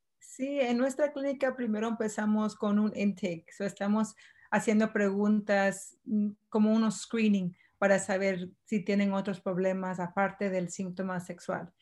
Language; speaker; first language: Spanish; early bilingual, heritage; Spanish